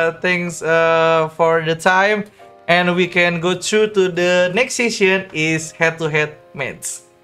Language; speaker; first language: English; non-native, learner; Indonesian